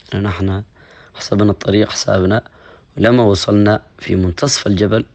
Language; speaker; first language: Arabic; non-native, local second language; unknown